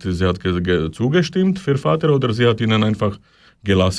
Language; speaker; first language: German; non-native, learner; Slovak